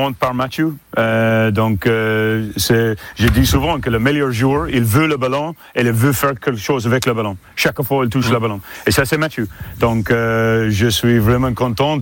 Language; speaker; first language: French; non-native, fluent; English